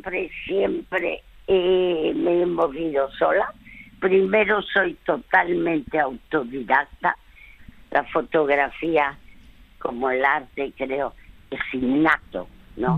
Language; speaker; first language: Spanish; early bilingual, other home language; French